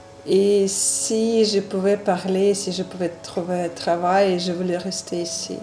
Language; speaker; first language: French; non-native, learner; Ukrainian